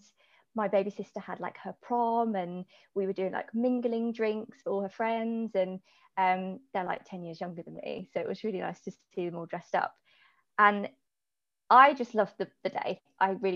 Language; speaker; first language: English; native; English